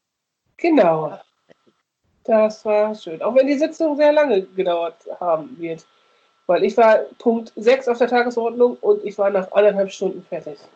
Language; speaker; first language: German; native; German